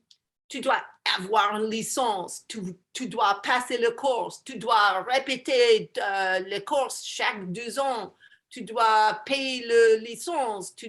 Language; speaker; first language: French; non-native, learner; English